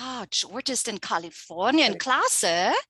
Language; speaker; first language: German; non-native, fluent; English